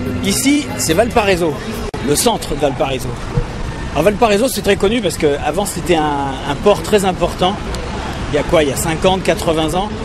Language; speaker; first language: French; native; French